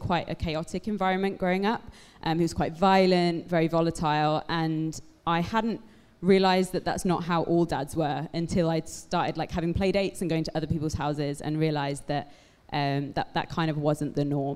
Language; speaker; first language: English; native; English